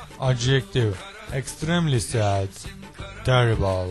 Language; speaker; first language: English; non-native, learner; Turkish